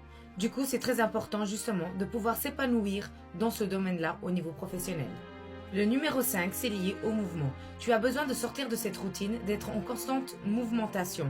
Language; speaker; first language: French; native; French